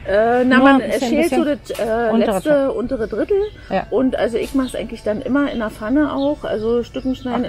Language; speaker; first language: German; native; German